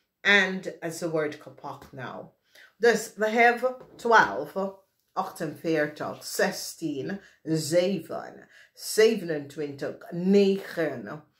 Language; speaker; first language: Dutch; non-native, fluent; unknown